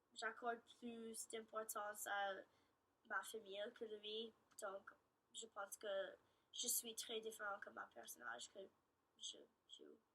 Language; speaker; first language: French; non-native, learner; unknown